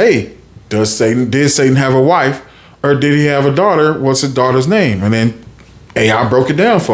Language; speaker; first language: English; native; English